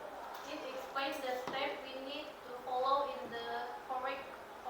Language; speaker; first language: English; non-native, learner; Indonesian